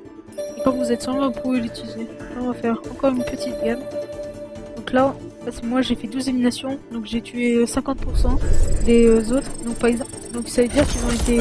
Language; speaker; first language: French; native; French